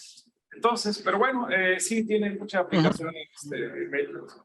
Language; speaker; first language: Spanish; native; Spanish